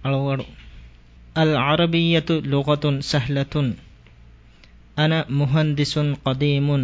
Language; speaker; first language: Arabic; non-native, learner; Divehi